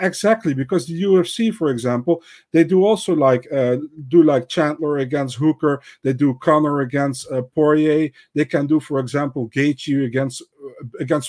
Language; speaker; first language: English; non-native, fluent; Dutch